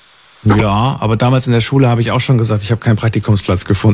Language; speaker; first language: German; native; German